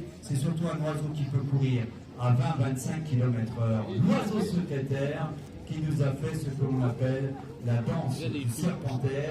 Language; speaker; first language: French; native; French